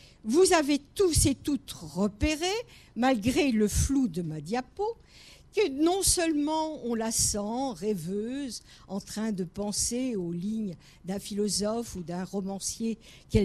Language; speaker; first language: French; native; French